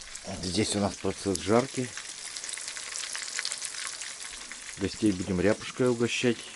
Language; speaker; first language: Russian; native; Russian